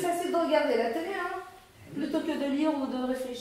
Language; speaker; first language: French; non-native, fluent; Arabic